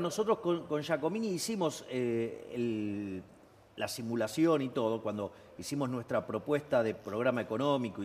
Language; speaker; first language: Spanish; native; Spanish